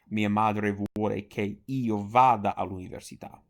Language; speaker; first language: Italian; non-native, fluent; English